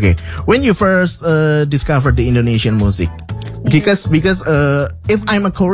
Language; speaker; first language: English; non-native, local second language; Indonesian